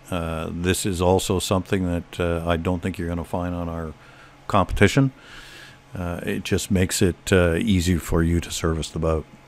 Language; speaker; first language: English; native; English